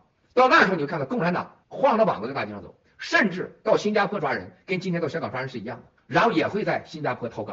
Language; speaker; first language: Chinese; native; Chinese